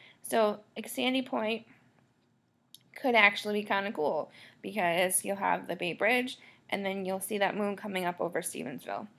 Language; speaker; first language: English; native; English